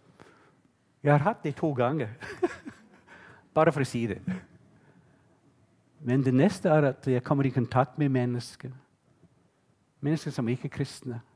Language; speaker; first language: Norwegian; non-native, fluent; English